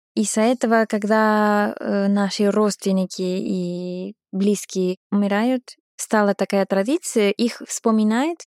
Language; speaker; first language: Russian; non-native, fluent; Spanish